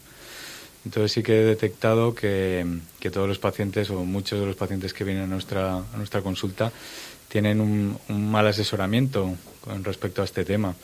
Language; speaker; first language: Spanish; native; Spanish